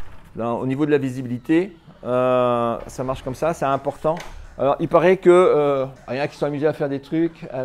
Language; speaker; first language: French; native; French